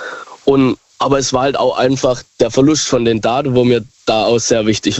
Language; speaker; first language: German; native; German